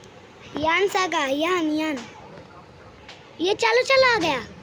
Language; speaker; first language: Hindi; non-native, learner; Bangla